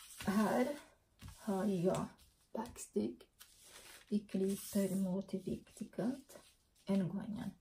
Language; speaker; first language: Swedish; non-native, learner; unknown